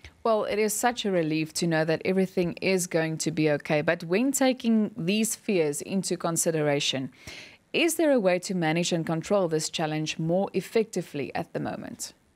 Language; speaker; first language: English; non-native, local second language; Afrikaans